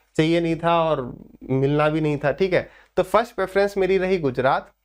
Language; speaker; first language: Hindi; native; Hindi